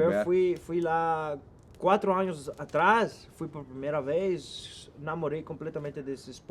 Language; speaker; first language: Portuguese; non-native, learner; Spanish